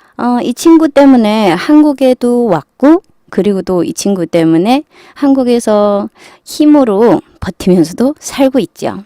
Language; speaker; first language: Korean; non-native, fluent; Chinese